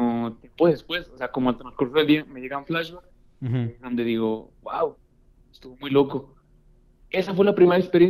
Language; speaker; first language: Spanish; native; Spanish